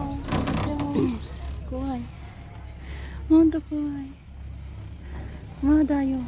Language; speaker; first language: Japanese; non-native, learner; Filipino